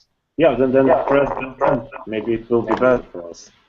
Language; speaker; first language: English; non-native, learner; Russian